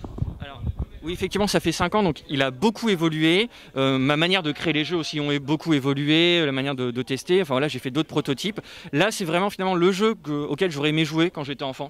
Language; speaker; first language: French; native; French